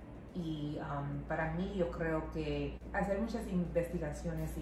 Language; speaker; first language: Spanish; non-native, local second language; English